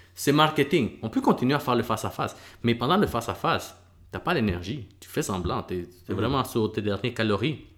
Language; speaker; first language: French; early bilingual, other home language; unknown